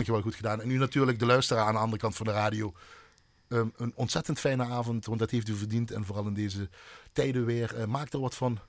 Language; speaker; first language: Dutch; native; Dutch